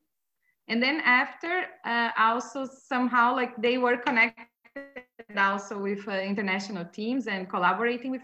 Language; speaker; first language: English; non-native, fluent; Portuguese